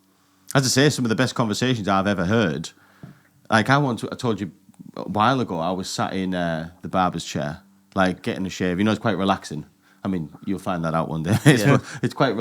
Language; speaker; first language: English; native; English